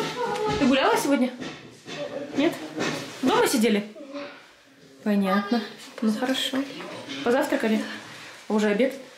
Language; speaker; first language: Russian; native; Russian